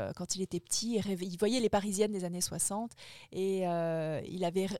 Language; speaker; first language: French; native; French